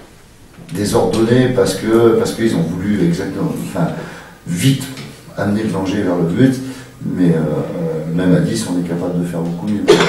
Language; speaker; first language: French; native; French